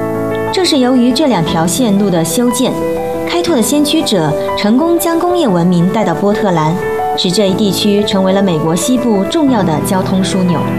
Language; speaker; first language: Chinese; native; Chinese